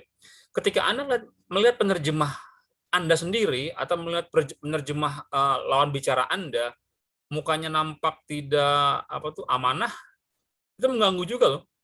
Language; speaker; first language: Indonesian; native; Indonesian